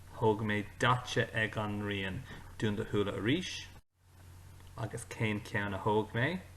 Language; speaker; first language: Irish; non-native, local second language; English